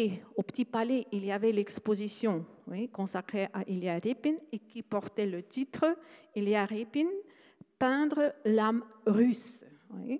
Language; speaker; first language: French; non-native, fluent; Ukrainian